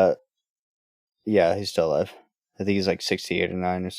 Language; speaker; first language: English; native; English